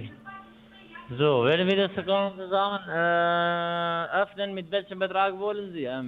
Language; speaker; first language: German; non-native, fluent; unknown